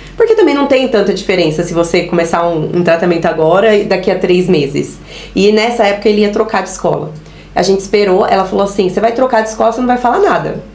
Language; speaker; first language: Portuguese; native; Portuguese